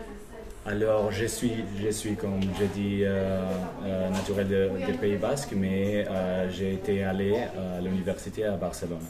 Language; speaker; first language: French; non-native, fluent; Spanish